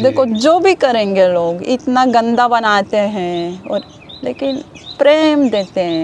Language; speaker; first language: Hindi; non-native, learner; Hebrew